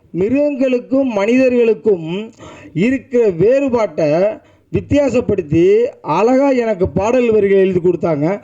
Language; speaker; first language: Tamil; native; Tamil